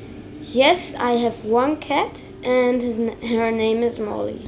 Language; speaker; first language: English; non-native, learner; German